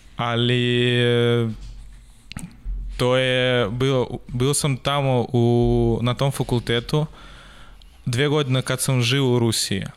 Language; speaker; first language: Serbian; non-native, learner; Russian